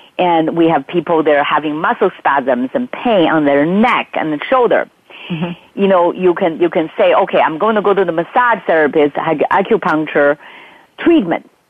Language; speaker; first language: English; non-native, fluent; Chinese